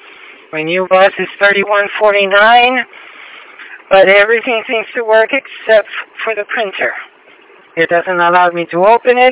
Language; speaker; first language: English; native; English